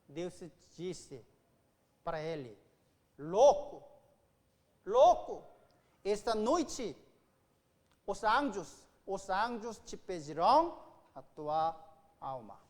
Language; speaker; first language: Portuguese; non-native, fluent; Korean